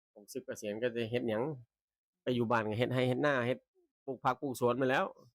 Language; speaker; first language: Thai; native; Thai